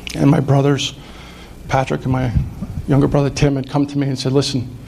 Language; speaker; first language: English; native; English